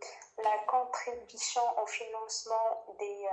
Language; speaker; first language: French; non-native, fluent; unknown